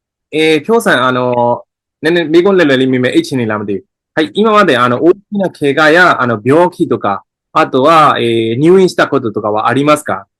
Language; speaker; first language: Japanese; non-native, fluent; Burmese